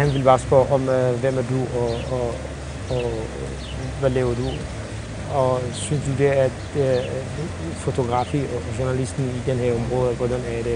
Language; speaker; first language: Danish; non-native, fluent; Central Kurdish